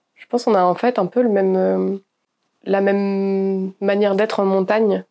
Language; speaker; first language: French; native; French